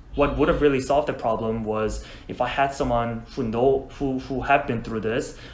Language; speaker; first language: English; non-native, fluent; Korean